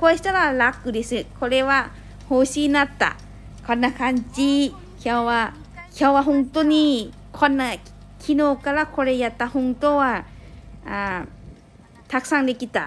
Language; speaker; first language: Japanese; non-native, learner; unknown